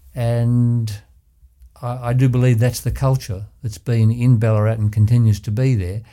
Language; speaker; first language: English; native; English